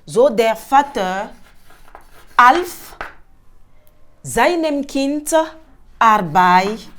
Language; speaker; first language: German; non-native, fluent; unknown